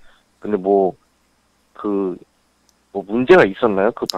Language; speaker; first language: Korean; native; Korean